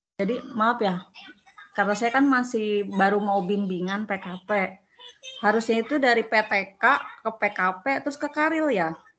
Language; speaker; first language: Indonesian; native; Indonesian